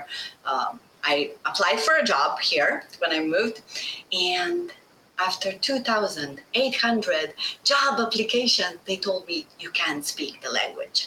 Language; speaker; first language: English; non-native, fluent; Bosnian